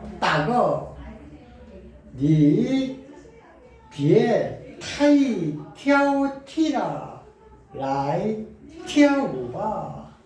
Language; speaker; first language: Korean; native; Korean